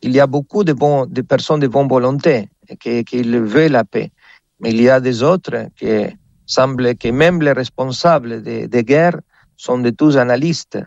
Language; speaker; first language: French; non-native, fluent; Spanish